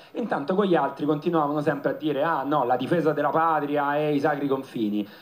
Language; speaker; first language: Italian; native; Italian